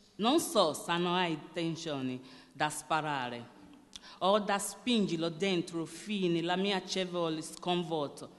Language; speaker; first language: Italian; non-native, learner; Yoruba